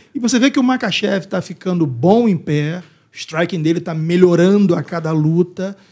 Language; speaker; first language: Portuguese; native; Portuguese